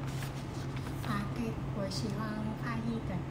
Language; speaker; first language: Chinese; non-native, learner; Vietnamese